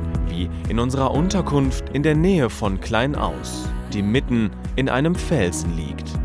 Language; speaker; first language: German; native; German